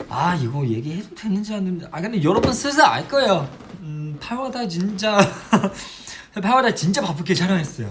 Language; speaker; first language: Korean; non-native, fluent; Chinese